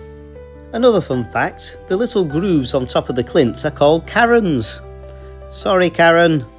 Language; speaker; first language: English; native; English